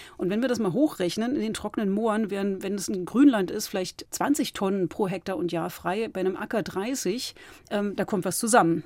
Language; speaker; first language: German; native; German